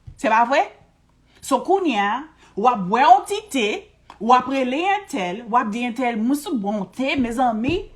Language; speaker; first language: Haitian Creole; early bilingual, heritage; Haitian Creole